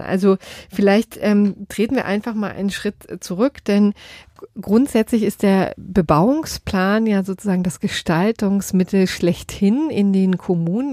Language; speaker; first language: German; native; German